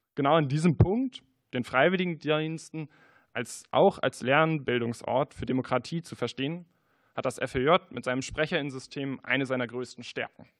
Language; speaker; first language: German; native; German